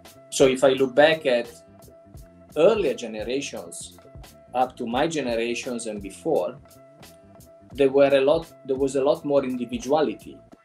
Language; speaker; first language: English; non-native, fluent; Italian